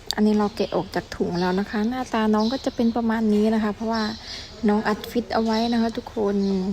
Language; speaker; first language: Thai; non-native, local second language; Northern Khmer